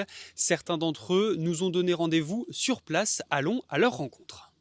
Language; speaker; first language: French; native; French